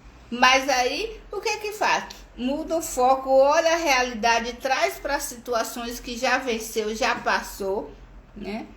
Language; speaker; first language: Portuguese; native; Portuguese